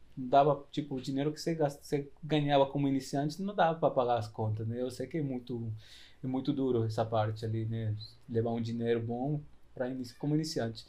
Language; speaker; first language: Portuguese; non-native, fluent; Spanish